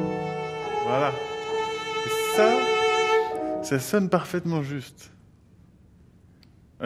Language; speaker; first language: French; native; French